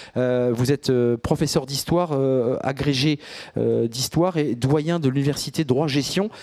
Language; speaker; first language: French; native; French